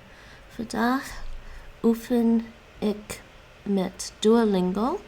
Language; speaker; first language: Dutch; non-native, learner; English